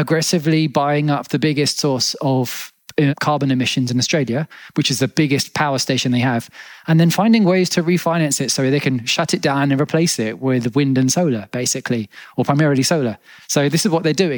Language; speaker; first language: English; native; English